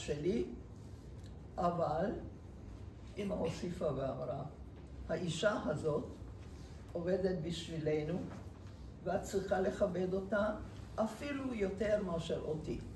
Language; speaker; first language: Hebrew; non-native, fluent; Hungarian